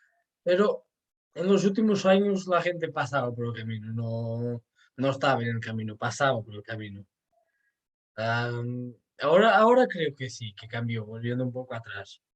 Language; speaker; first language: Spanish; non-native, fluent; Portuguese